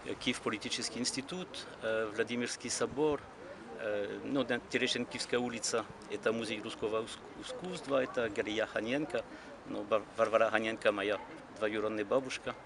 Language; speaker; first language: Russian; non-native, learner; French